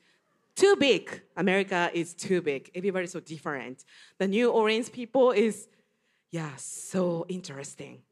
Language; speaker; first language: English; non-native, learner; Japanese